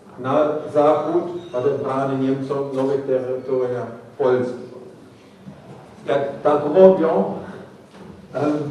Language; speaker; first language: Polish; non-native, fluent; German